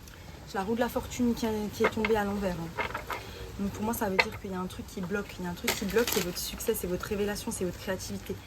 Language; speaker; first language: French; native; French